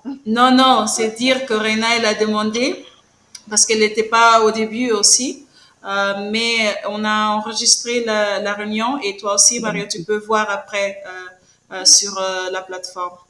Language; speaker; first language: French; non-native, fluent; Portuguese